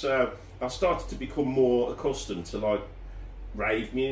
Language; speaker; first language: English; native; English